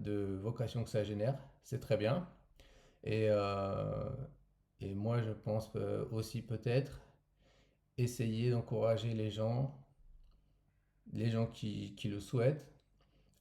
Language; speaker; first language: French; native; French